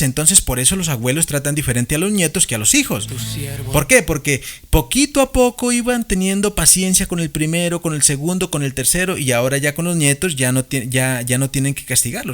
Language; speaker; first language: Spanish; native; Spanish